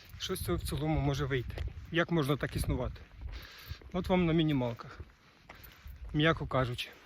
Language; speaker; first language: Ukrainian; native; Ukrainian